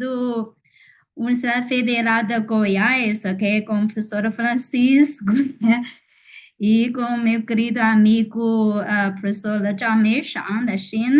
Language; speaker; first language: Portuguese; non-native, fluent; Chinese